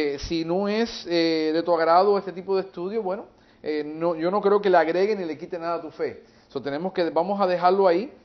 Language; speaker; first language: Spanish; early bilingual, heritage; English